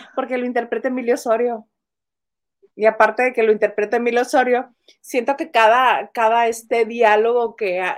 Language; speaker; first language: Spanish; native; Spanish